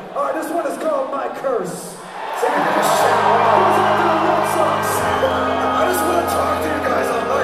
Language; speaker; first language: English; native; English